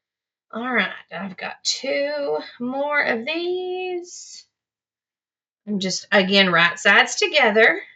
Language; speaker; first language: English; native; English